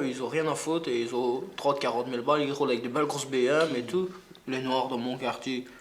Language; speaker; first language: French; native; French